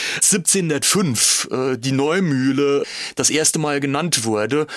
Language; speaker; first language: German; native; German